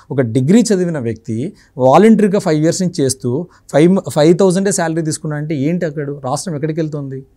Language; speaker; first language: Telugu; native; Telugu